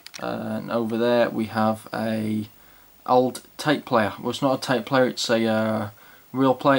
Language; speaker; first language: English; native; English